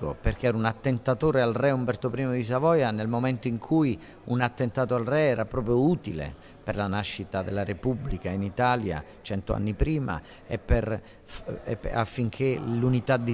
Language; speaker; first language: Italian; native; Italian